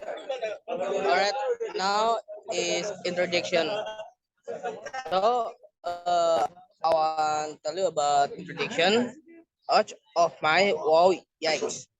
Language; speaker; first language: English; non-native, learner; Indonesian